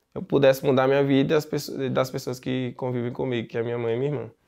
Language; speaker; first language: Portuguese; native; Portuguese